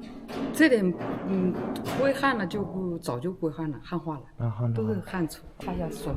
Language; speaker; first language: Chinese; native; Chinese